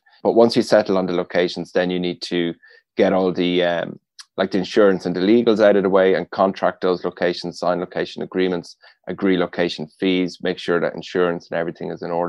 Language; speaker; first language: English; native; English